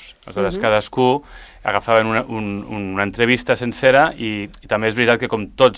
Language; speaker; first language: Catalan; native; Catalan